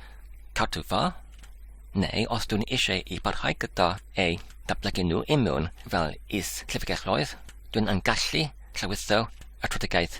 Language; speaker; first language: Welsh; non-native, learner; English